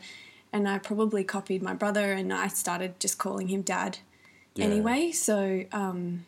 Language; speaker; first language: English; native; English